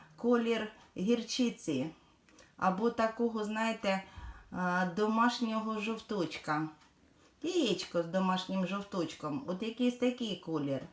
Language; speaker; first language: Ukrainian; non-native, local second language; Russian